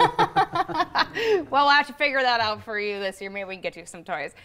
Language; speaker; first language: English; native; English